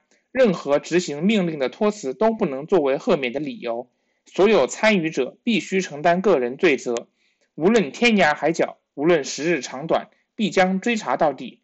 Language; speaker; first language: Chinese; native; Chinese